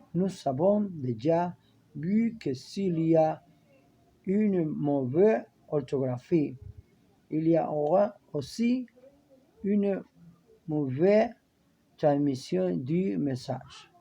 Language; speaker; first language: French; non-native, learner; Spanish